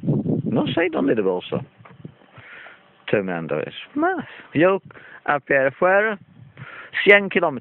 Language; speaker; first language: Spanish; non-native, learner; English